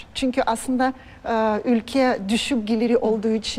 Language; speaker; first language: Turkish; non-native, fluent; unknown